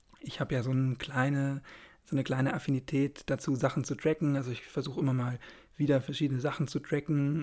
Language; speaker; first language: German; native; German